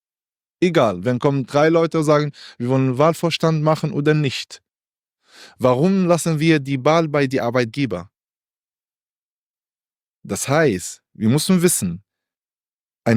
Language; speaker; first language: German; non-native, learner; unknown